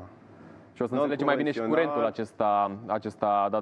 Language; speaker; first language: Romanian; native; Romanian